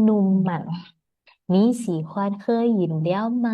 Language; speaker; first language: Chinese; non-native, fluent; Indonesian